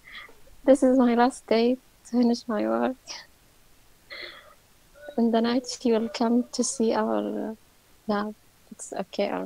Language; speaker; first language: English; non-native, learner; Arabic